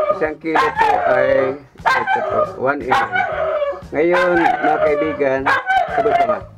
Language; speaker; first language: Filipino; non-native, local second language; Cebuano